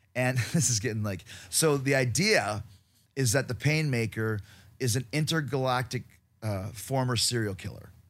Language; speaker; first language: English; native; English